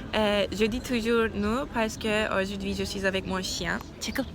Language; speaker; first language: French; non-native, learner; Turkish